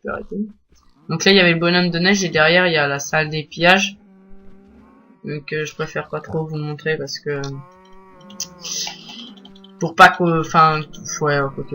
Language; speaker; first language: French; native; French